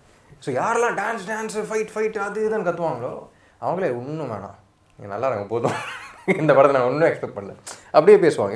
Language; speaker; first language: Tamil; non-native, local second language; Telugu